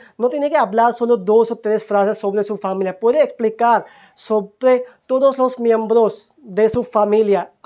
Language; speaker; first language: Spanish; non-native, fluent; Hindi